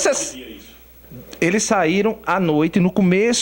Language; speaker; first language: Portuguese; native; Portuguese